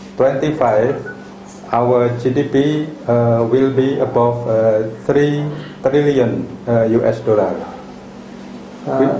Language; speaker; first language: English; non-native, fluent; Indonesian